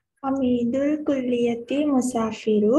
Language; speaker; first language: Arabic; non-native, learner; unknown